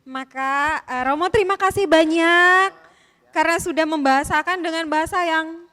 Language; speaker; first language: Indonesian; native; Indonesian